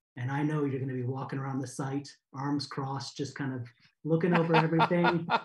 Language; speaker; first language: English; native; English